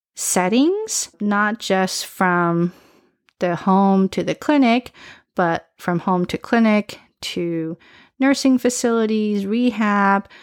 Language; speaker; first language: English; early bilingual, other home language; Chinese